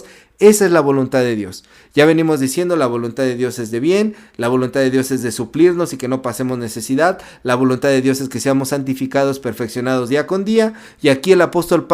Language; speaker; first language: Spanish; native; Spanish